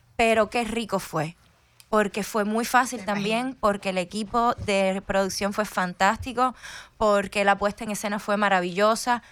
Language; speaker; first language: Spanish; native; Spanish